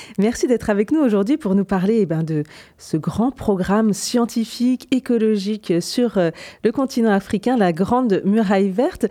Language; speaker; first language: French; native; French